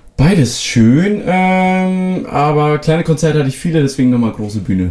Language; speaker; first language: German; non-native, local second language; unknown